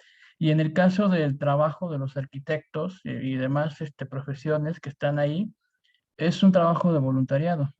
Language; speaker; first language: Spanish; native; Spanish